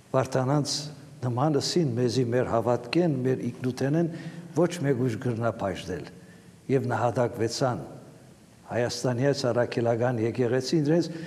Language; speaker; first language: Armenian; early bilingual, heritage; Armenian